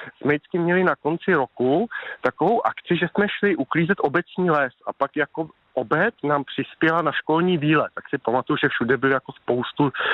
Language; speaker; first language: Czech; native; Czech